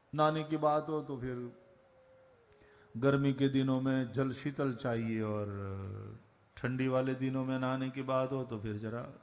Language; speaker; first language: Hindi; non-native, local second language; Gujarati